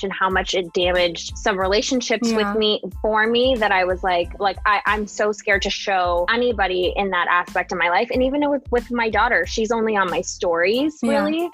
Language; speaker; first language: English; native; English